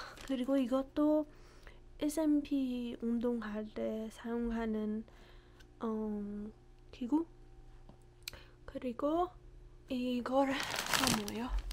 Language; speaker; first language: Korean; non-native, fluent; Persian